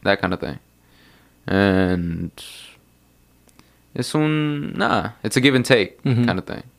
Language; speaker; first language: English; early bilingual, other home language; Spanish